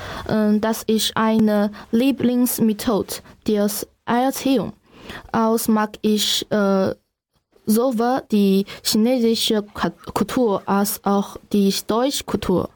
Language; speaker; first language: German; non-native, learner; Chinese